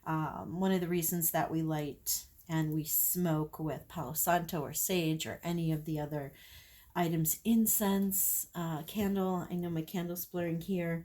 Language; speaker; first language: English; native; English